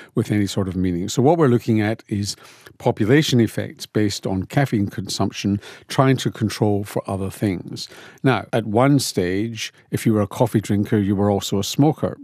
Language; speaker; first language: English; native; English